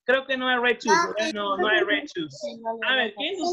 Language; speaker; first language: Spanish; native; Spanish